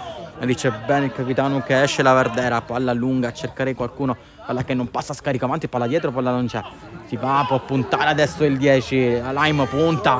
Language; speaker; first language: Italian; native; Italian